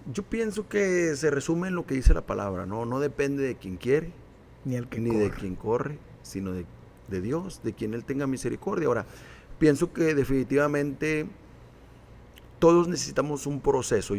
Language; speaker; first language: Spanish; native; Spanish